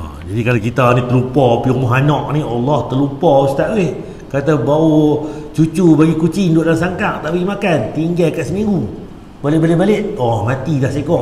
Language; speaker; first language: Malay; native; Malay